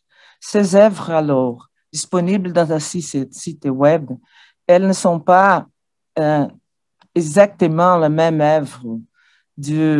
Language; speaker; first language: French; non-native, learner; Portuguese